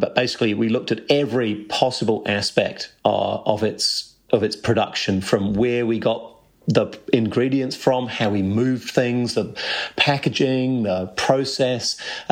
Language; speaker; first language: English; native; English